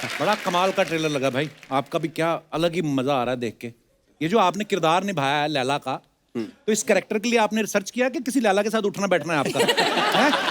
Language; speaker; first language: Hindi; non-native, local second language; Punjabi